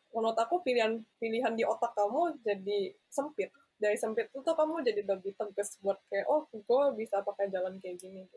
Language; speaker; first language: Indonesian; non-native, local second language; English